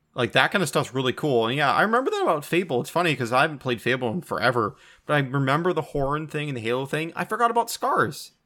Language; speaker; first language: English; native; English